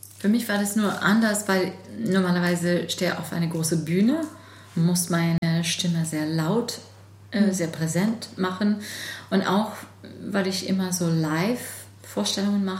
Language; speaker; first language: German; non-native, fluent; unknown